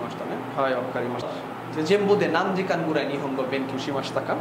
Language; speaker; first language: Japanese; non-native, fluent; Bangla